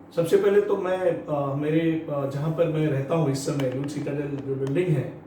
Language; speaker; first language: Hindi; non-native, local second language; Marathi